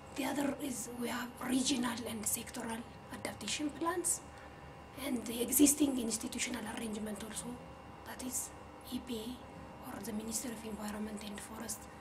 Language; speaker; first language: English; non-native, fluent; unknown